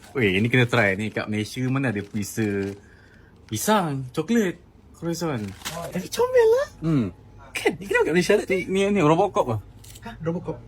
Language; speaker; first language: Malay; native; Malay